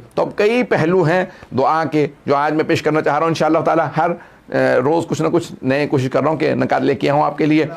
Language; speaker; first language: Urdu; native; Urdu